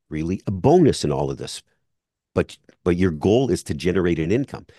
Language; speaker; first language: English; native; English